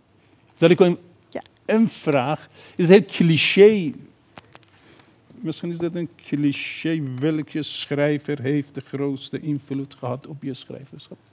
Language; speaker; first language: Dutch; non-native, fluent; Persian